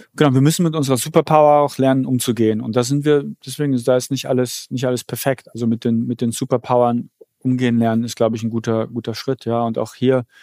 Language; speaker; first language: German; early bilingual, other home language; Polish